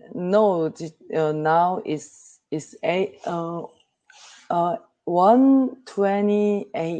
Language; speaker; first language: English; non-native, learner; Korean